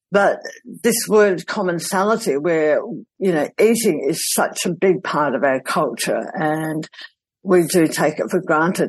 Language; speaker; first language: English; native; English